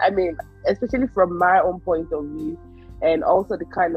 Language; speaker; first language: English; non-native, local second language; Yoruba